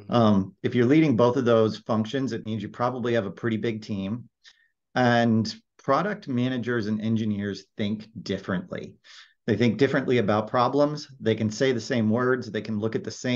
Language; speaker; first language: English; native; English